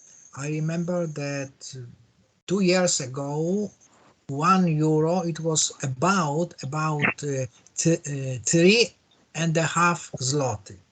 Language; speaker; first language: English; non-native, learner; Polish